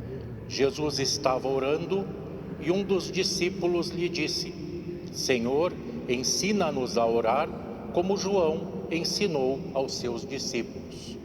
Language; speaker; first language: Portuguese; native; Portuguese